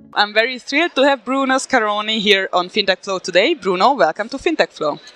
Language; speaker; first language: English; non-native, fluent; Hungarian